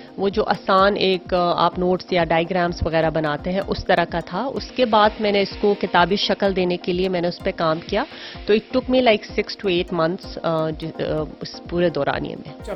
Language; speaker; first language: Urdu; non-native, local second language; Khowar